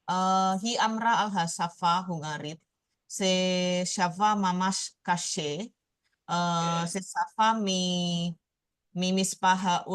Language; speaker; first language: Hebrew; non-native, learner; Indonesian